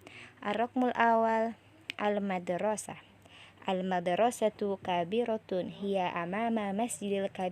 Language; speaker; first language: Arabic; non-native, learner; Indonesian